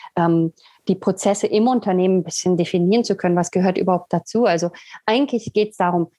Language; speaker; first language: German; native; German